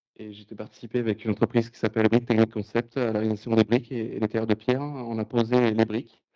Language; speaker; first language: French; native; French